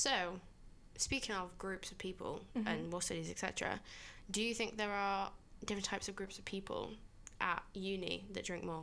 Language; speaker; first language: English; native; English